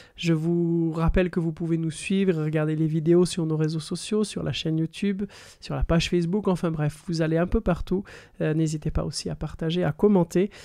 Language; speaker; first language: French; native; French